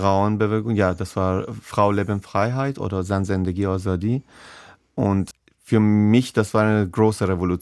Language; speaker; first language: German; non-native, fluent; Persian